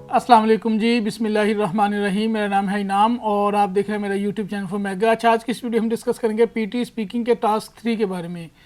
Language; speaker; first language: Urdu; non-native, local second language; Punjabi